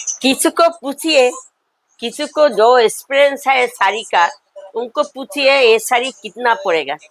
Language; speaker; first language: Hindi; non-native, local second language; Bangla